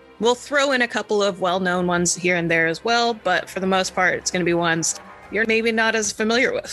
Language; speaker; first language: English; native; English